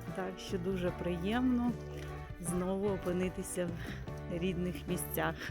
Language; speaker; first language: Ukrainian; native; Ukrainian